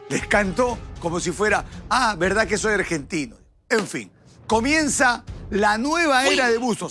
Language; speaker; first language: Spanish; native; Spanish